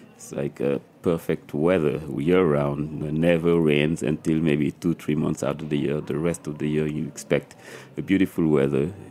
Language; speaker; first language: English; non-native, fluent; French